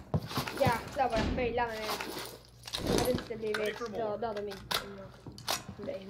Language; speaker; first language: Swedish; early bilingual, other home language; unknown